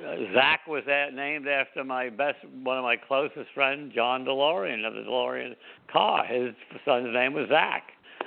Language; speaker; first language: English; native; English